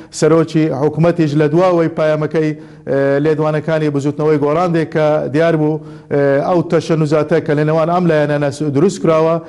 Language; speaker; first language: Central Kurdish; non-native, local second language; Azerbaijani